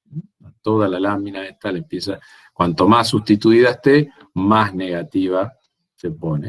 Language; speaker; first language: Spanish; native; Spanish